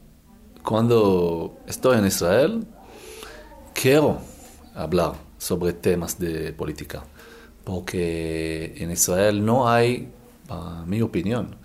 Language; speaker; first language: Spanish; non-native, learner; Hebrew